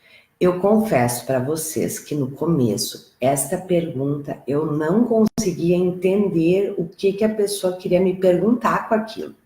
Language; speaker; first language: Portuguese; native; Portuguese